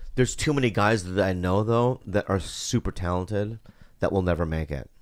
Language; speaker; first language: English; native; English